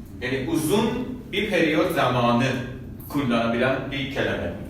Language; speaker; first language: Turkish; non-native, fluent; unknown